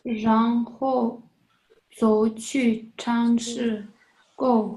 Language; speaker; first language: Chinese; non-native, learner; English